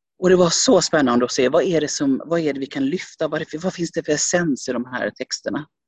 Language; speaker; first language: Swedish; early bilingual, other home language; Finnish